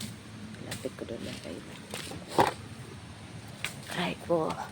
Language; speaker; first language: Filipino; non-native, local second language; Cebuano